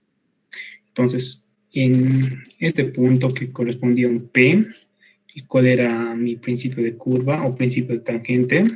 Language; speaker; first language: Spanish; native; Spanish